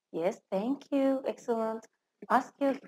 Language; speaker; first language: English; non-native, fluent; Arabic